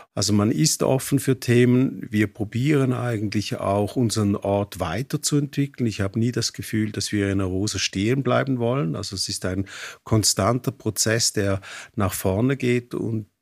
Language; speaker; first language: German; native; German